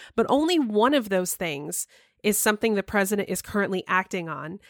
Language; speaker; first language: English; native; English